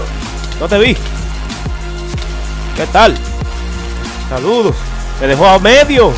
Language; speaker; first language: Spanish; native; Spanish